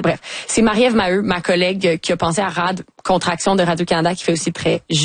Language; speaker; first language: French; native; French